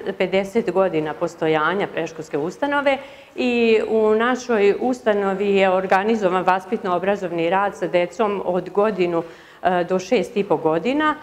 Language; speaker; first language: Serbian; native; Serbian